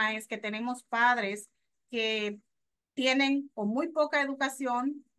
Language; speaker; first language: Spanish; native; Spanish